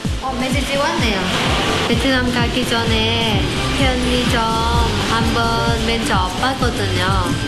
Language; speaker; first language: Korean; non-native, learner; Vietnamese